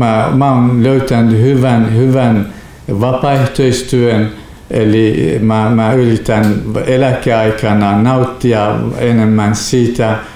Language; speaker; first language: Finnish; non-native, fluent; Kurdish